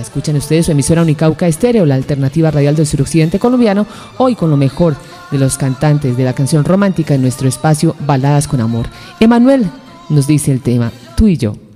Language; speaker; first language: Spanish; native; Spanish